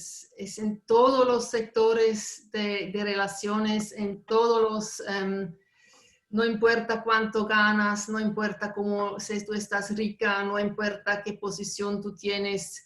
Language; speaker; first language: Spanish; non-native, fluent; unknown